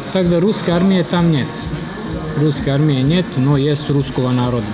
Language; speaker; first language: Russian; non-native, learner; Serbian